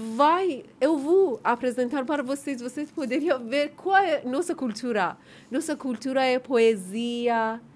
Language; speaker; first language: Portuguese; non-native, learner; Persian